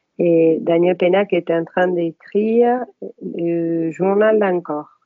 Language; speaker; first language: French; non-native, fluent; Spanish